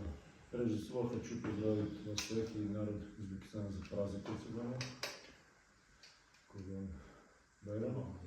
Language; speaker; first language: Russian; non-native, learner; Serbian